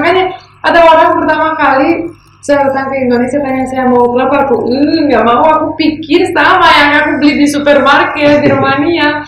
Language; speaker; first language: Indonesian; non-native, fluent; Romanian